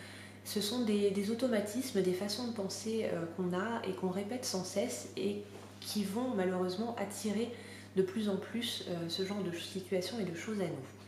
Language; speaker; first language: French; native; French